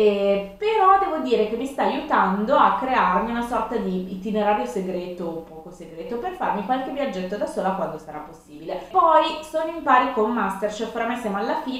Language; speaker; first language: Italian; native; Italian